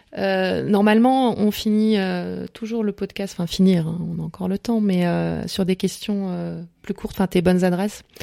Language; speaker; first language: French; native; French